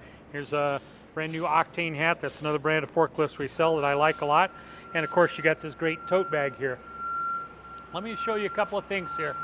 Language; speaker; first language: English; native; English